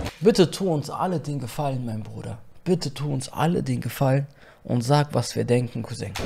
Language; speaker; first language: German; native; German